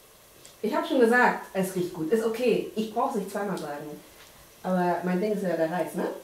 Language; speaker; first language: German; non-native, fluent; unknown